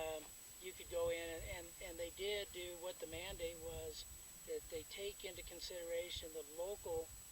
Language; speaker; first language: English; native; English